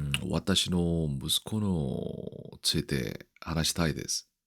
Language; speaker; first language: Japanese; non-native, learner; Korean